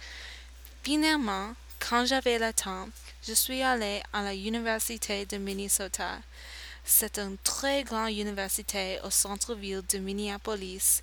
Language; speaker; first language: French; non-native, learner; English